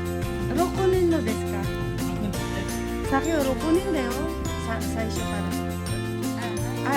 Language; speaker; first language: Japanese; non-native, learner; Filipino